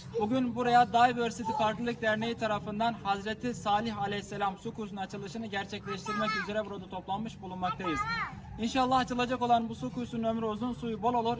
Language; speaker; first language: Turkish; native; Turkish